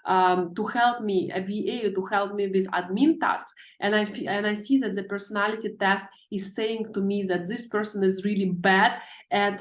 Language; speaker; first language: English; non-native, fluent; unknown